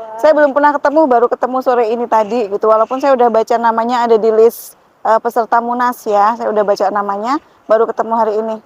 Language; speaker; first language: Indonesian; native; Indonesian